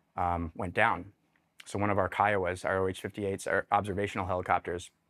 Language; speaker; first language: English; native; English